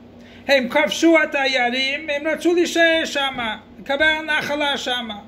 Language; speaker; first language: Hebrew; non-native, fluent; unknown